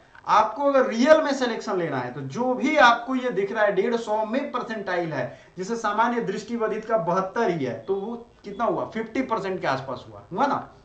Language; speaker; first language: Hindi; native; Hindi